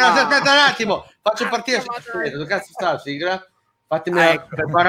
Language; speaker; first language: Italian; native; Italian